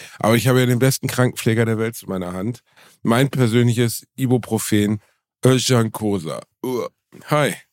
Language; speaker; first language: German; native; German